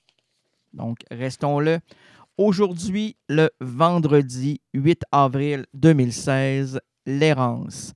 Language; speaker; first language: French; native; French